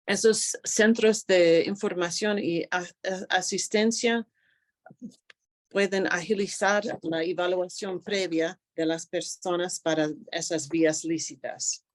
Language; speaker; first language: Spanish; non-native, fluent; English